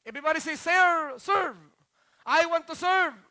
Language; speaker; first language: English; non-native, local second language; Filipino